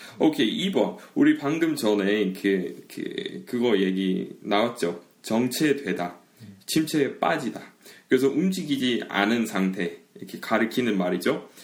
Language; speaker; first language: Korean; early bilingual, heritage; Korean